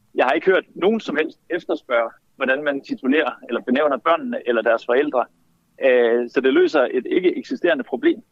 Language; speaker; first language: Danish; native; Danish